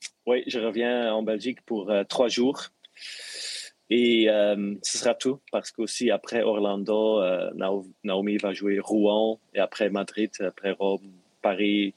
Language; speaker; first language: French; non-native, local second language; Dutch